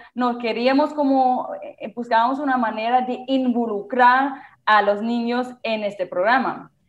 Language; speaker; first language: Spanish; non-native, fluent; German